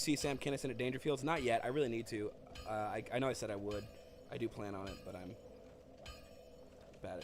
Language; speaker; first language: English; native; English